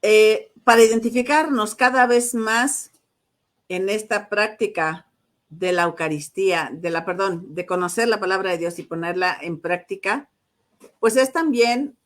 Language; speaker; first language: Spanish; native; Spanish